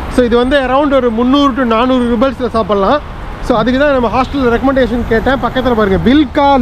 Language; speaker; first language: English; non-native, local second language; Tamil